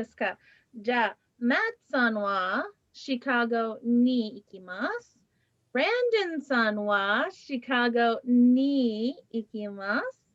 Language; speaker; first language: Japanese; non-native, fluent; English